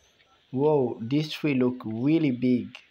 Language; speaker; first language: English; non-native, fluent; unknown